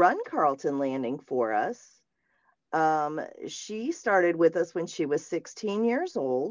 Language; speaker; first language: English; native; English